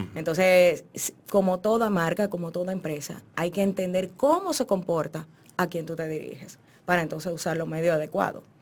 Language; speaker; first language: Spanish; native; Spanish